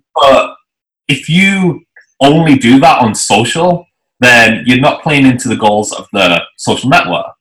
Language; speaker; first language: English; native; English